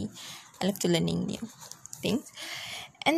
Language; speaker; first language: English; non-native, local second language; Malay